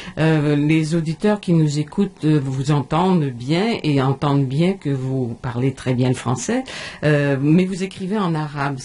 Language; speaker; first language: French; native; French